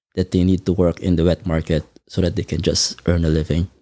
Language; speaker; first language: English; non-native, local second language; Filipino